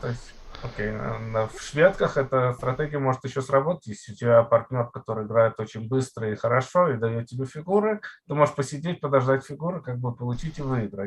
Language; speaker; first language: Russian; native; Russian